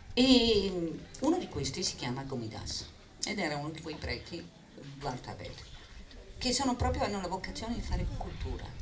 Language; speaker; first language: Italian; non-native, fluent; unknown